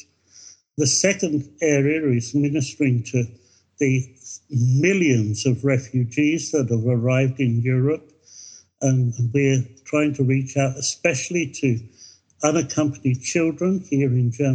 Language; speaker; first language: English; native; English